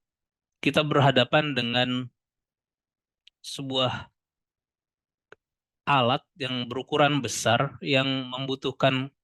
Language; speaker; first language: Indonesian; native; Indonesian